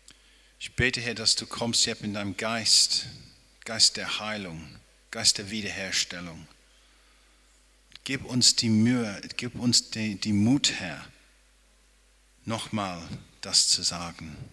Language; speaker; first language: German; non-native, fluent; English